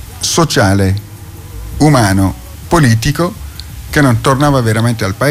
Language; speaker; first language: Italian; non-native, fluent; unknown